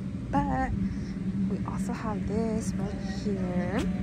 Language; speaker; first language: English; early bilingual, other home language; Spanish